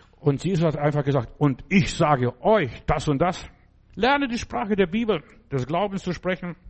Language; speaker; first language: German; non-native, fluent; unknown